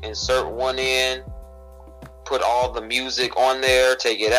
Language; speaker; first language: English; native; English